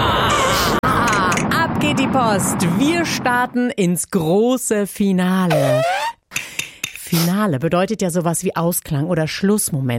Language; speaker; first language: German; native; German